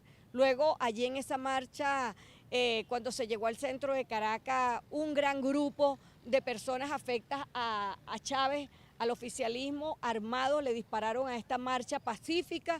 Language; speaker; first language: Spanish; native; Spanish